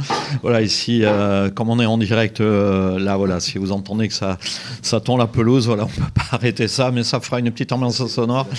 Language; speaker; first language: French; native; French